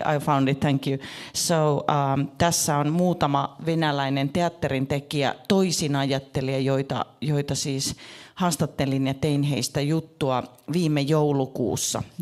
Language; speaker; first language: Finnish; native; Finnish